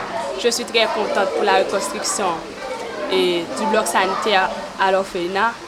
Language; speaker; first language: French; non-native, local second language; Haitian Creole